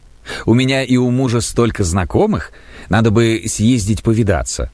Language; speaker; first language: Russian; native; Russian